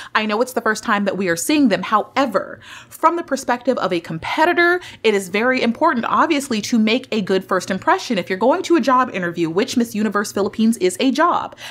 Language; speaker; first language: English; native; English